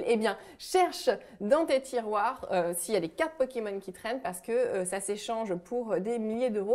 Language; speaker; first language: French; native; French